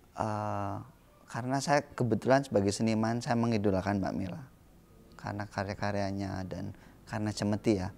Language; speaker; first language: Indonesian; native; Indonesian